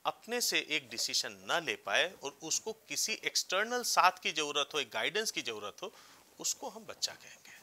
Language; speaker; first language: Hindi; native; Hindi